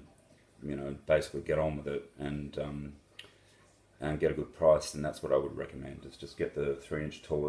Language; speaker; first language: English; native; English